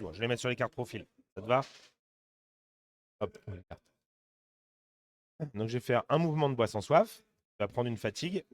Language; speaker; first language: French; native; French